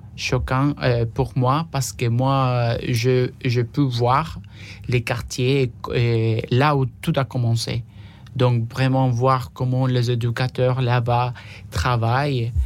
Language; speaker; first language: French; non-native, fluent; Spanish